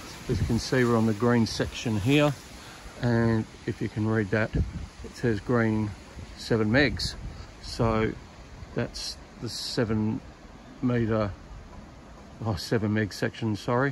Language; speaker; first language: English; native; English